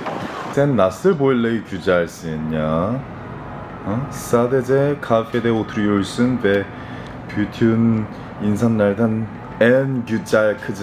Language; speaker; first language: Turkish; non-native, learner; Korean